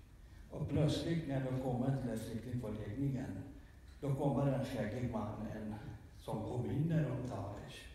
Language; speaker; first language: Swedish; non-native, fluent; Kurdish